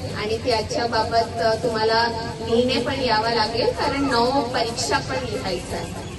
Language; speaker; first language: Marathi; non-native, fluent; Malayalam